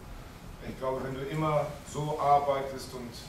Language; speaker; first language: German; native; German